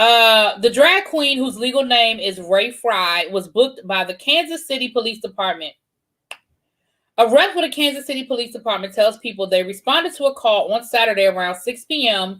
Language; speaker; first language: English; native; English